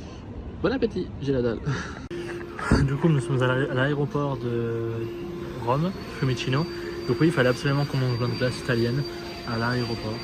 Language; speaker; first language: French; native; French